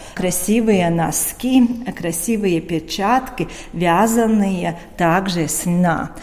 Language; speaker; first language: Russian; non-native, local second language; Latvian